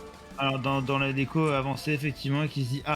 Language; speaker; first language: French; native; French